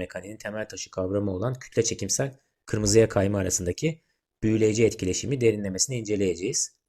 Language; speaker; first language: Turkish; native; Turkish